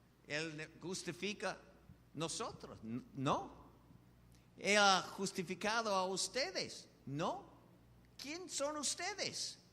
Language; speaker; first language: Spanish; non-native, fluent; English